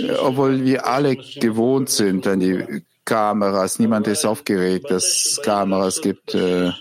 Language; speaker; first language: German; non-native, fluent; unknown